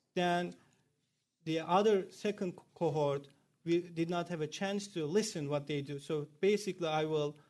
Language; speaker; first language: English; non-native, fluent; Turkish